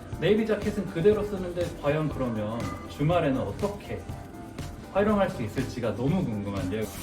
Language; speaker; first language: Korean; native; Korean